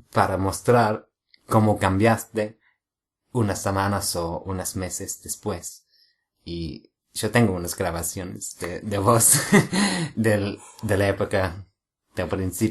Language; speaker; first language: Spanish; non-native, fluent; English